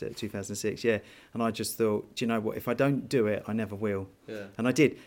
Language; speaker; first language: English; native; English